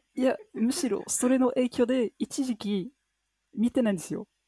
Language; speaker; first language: Japanese; non-native, fluent; French